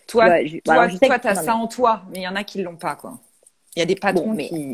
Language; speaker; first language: French; native; French